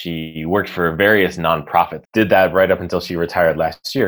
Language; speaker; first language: English; native; English